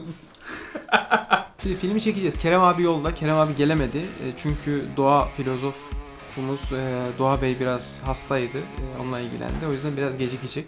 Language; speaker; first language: Turkish; native; Turkish